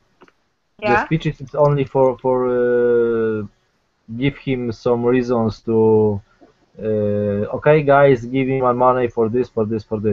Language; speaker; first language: English; non-native, learner; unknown